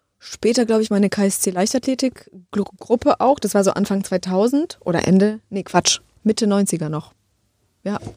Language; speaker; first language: German; early bilingual, other home language; Polish